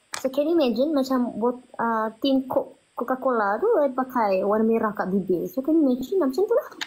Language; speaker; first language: Malay; native; Malay